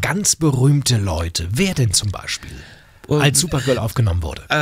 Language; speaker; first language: German; native; German